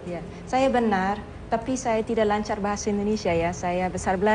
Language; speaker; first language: Indonesian; non-native, learner; Dutch